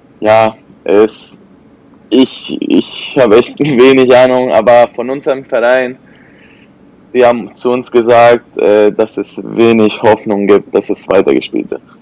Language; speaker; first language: German; non-native, fluent; Spanish